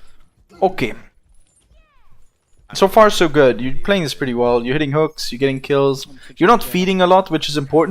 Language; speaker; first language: English; non-native, fluent; German